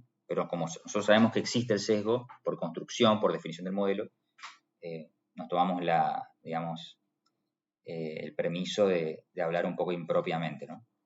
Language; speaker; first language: Spanish; native; Spanish